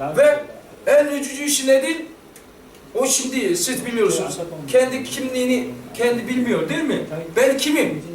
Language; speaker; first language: Turkish; non-native, fluent; Korean